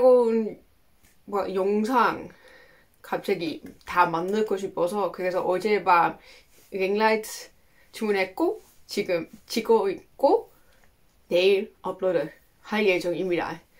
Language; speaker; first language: Korean; non-native, learner; Dutch